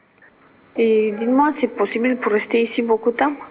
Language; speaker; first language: French; non-native, learner; Romanian